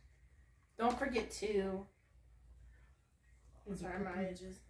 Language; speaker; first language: English; native; English